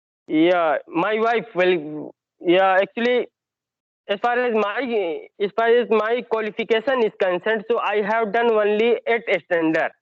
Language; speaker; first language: English; non-native, learner; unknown